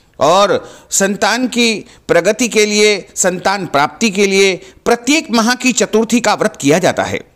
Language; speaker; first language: Hindi; native; Hindi